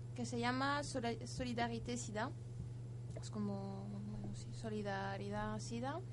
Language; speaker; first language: Spanish; non-native, fluent; French